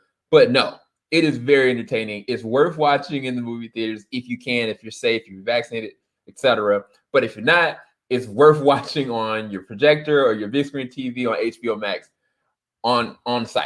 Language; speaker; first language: English; native; English